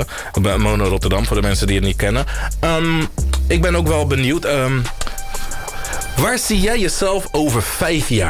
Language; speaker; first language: Dutch; native; Dutch